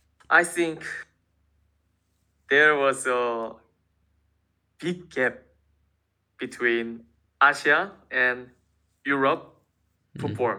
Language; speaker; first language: English; non-native, learner; Korean